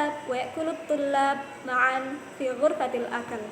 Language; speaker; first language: Arabic; non-native, fluent; Indonesian